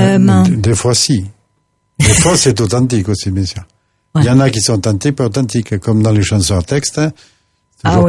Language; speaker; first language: French; native; French